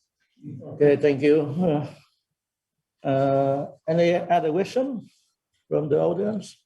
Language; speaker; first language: English; non-native, fluent; Vietnamese